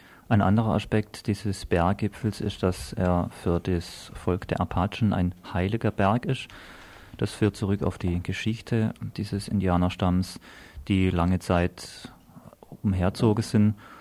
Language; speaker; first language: German; native; German